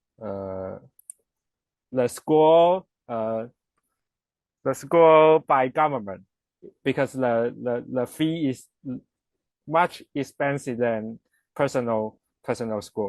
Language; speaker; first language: English; non-native, learner; Chinese